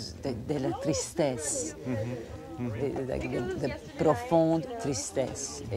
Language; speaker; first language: French; non-native, fluent; Croatian